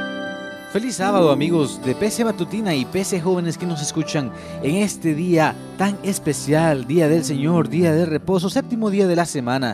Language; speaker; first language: Spanish; native; Spanish